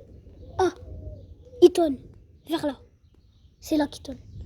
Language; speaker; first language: French; native; French